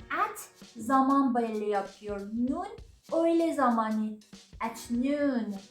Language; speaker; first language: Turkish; non-native, learner; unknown